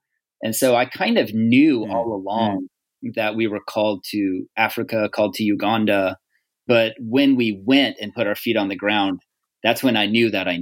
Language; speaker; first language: English; native; English